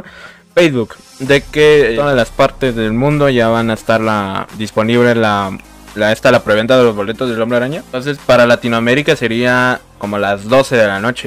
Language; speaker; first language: Spanish; native; Spanish